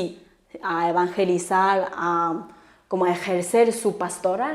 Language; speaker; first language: Spanish; non-native, fluent; Chinese